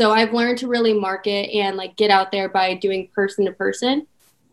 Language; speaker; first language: English; native; English